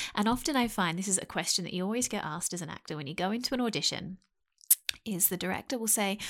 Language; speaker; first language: English; native; English